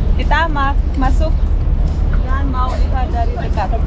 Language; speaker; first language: Indonesian; non-native, fluent; Russian